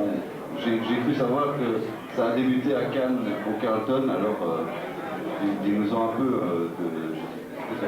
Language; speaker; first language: French; native; French